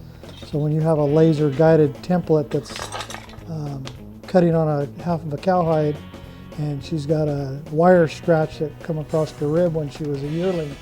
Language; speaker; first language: English; native; English